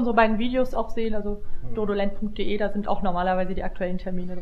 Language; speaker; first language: German; native; German